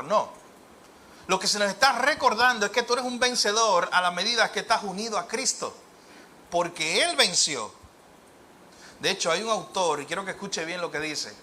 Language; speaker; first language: Spanish; native; Spanish